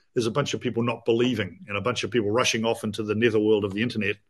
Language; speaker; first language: English; native; English